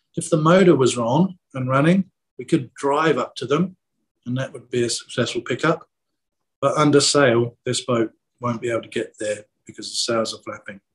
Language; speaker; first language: English; native; English